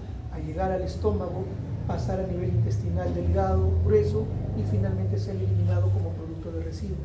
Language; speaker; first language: Spanish; native; Spanish